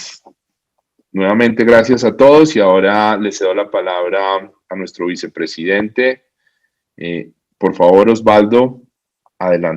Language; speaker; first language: Spanish; native; Spanish